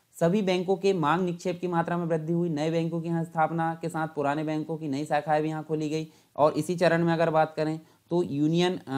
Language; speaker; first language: Hindi; native; Hindi